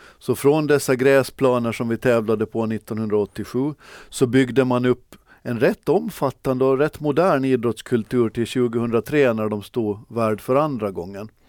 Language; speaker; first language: Swedish; native; Swedish